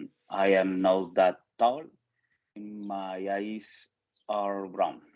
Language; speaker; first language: English; non-native, learner; Spanish